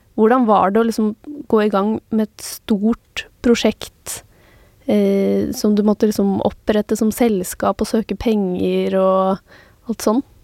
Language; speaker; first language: Norwegian; native; Norwegian